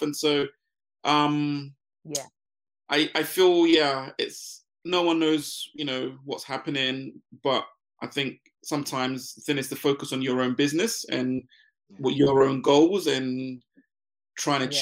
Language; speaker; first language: English; native; English